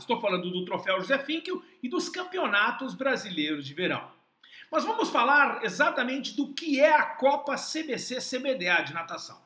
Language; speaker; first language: Portuguese; native; Portuguese